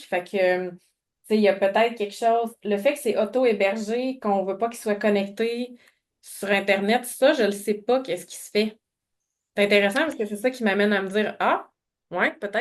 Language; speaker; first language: French; native; French